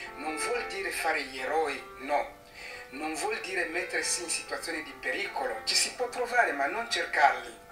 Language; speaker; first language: Italian; non-native, fluent; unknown